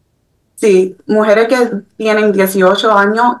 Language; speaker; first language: Spanish; early bilingual, heritage; Spanish